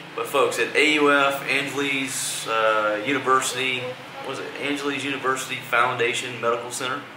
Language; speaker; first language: English; native; English